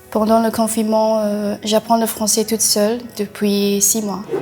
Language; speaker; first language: French; non-native, learner; English